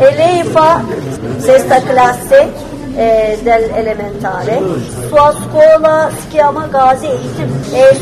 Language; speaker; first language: Italian; non-native, fluent; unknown